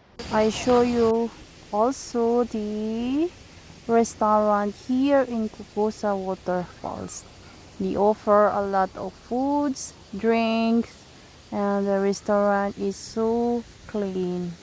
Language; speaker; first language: English; non-native, local second language; Filipino